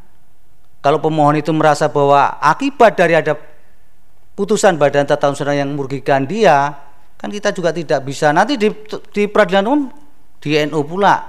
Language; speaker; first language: Indonesian; native; Indonesian